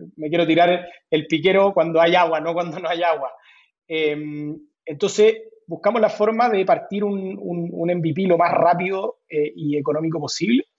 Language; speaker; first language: Spanish; native; Spanish